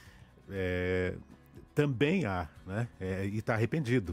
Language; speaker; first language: Portuguese; native; Portuguese